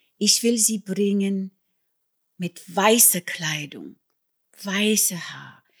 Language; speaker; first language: German; non-native, fluent; English